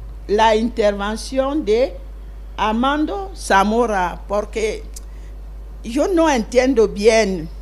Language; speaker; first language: Spanish; non-native, fluent; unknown